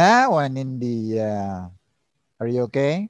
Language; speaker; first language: English; non-native, learner; Indonesian